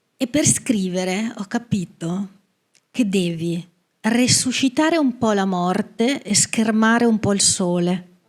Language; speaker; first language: Italian; native; Italian